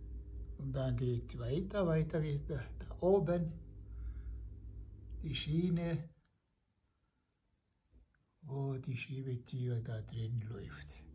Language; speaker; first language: German; non-native, fluent; Kinyarwanda